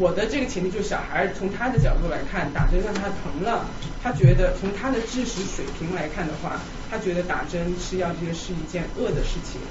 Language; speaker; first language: Chinese; native; Chinese